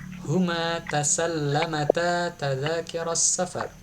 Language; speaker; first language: Arabic; non-native, fluent; Indonesian